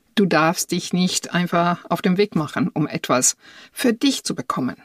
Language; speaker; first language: German; non-native, fluent; Italian